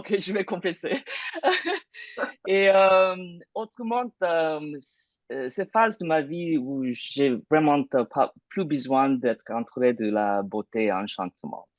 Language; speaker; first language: French; non-native, fluent; English